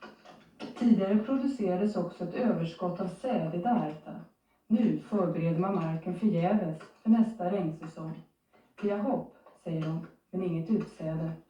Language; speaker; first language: Swedish; native; Swedish